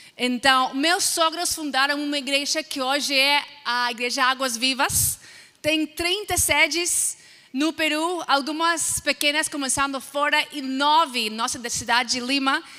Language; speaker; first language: Portuguese; non-native, fluent; English